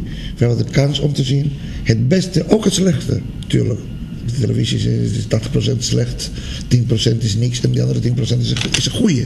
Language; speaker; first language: Dutch; non-native, fluent; Spanish